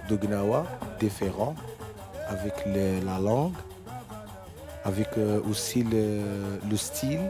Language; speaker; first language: French; non-native, learner; Arabic